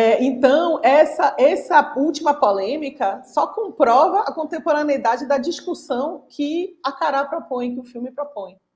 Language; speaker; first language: Portuguese; native; Portuguese